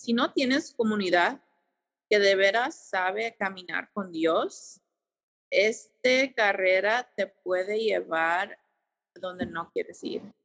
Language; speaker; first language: Spanish; early bilingual, heritage; Spanish